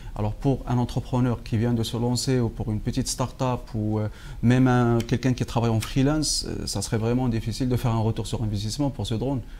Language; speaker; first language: French; non-native, local second language; Arabic